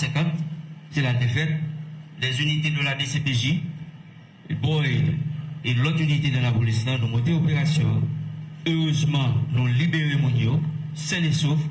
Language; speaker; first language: French; non-native, local second language; Haitian Creole